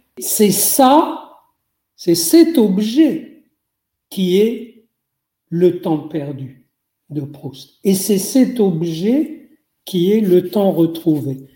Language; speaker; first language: French; non-native, local second language; Arabic